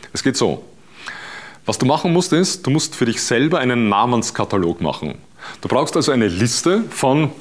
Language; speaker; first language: German; native; German